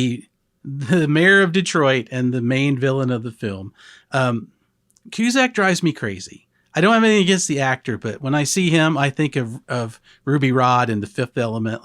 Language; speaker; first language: English; native; English